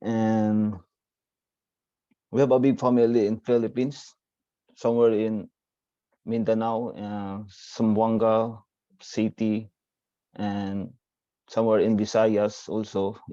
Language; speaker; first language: English; non-native, learner; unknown